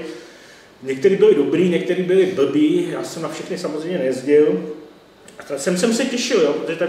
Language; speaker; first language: Czech; native; Czech